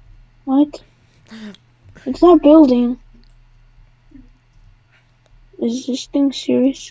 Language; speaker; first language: English; native; English